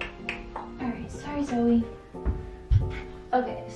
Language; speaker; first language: English; native; English